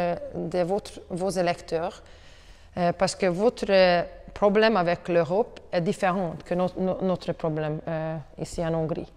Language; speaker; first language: French; non-native, learner; Hungarian